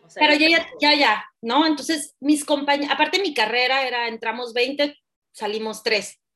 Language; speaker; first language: Spanish; native; Spanish